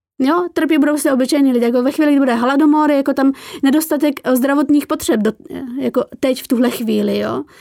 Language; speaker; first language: Czech; early bilingual, other home language; Persian